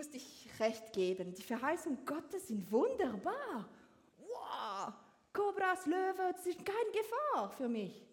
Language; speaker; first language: German; non-native, learner; French